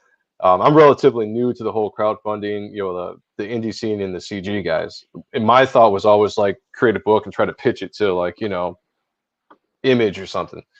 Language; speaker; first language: English; native; English